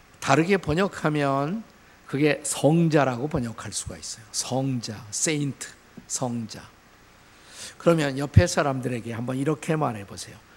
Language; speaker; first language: Korean; native; Korean